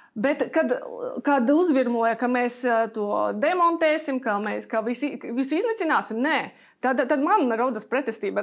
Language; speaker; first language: Latvian; non-native, local second language; Russian